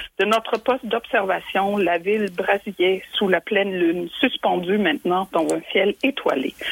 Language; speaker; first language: French; non-native, fluent; German